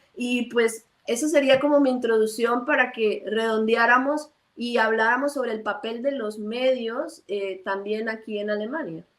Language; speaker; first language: Spanish; native; Spanish